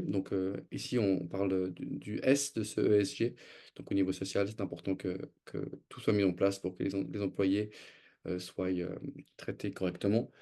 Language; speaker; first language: French; native; French